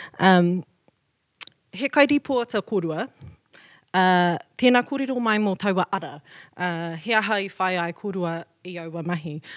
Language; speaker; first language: Māori; non-native, local second language; English